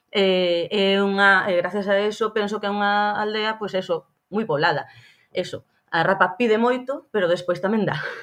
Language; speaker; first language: Galician; native; Galician